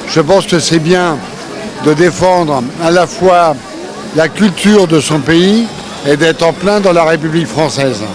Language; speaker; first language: French; native; French